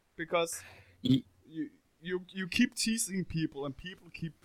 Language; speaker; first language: English; non-native, fluent; Danish